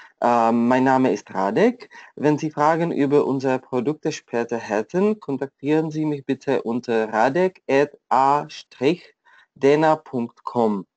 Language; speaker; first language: German; non-native, fluent; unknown